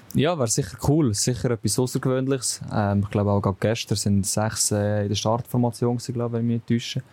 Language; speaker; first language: German; native; German